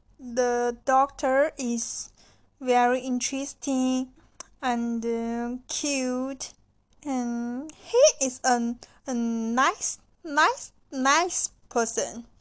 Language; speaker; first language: English; non-native, learner; Chinese